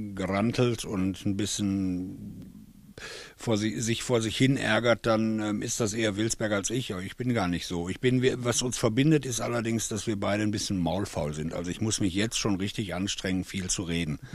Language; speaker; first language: German; native; German